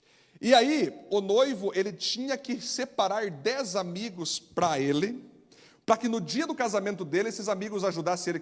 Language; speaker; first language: Portuguese; native; Portuguese